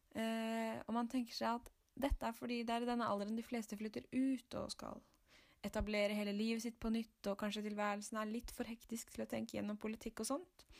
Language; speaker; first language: Norwegian; native; Norwegian